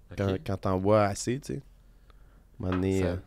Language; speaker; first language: French; native; French